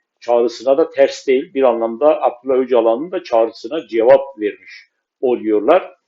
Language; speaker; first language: Turkish; non-native, local second language; Kurdish